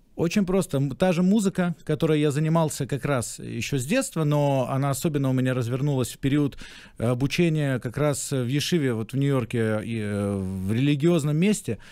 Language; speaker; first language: Russian; native; Russian